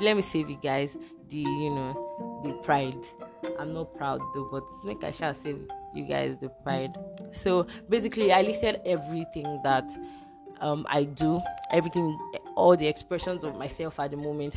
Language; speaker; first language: English; non-native, local second language; Yoruba